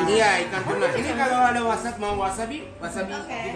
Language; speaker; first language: Indonesian; non-native, fluent; Japanese